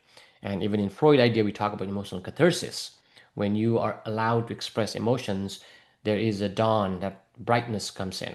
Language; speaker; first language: English; non-native, fluent; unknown